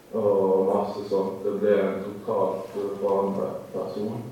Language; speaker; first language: Norwegian; native; Norwegian